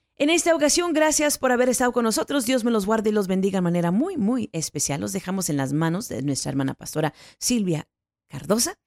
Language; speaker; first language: Spanish; early bilingual, heritage; Spanish